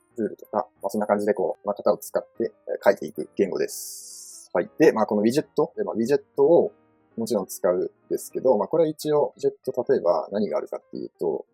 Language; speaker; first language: Japanese; native; Japanese